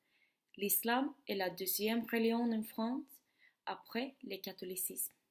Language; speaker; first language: French; non-native, learner; Swedish